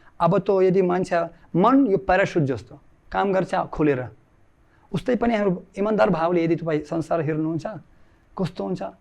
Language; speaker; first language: Nepali; non-native, fluent; Russian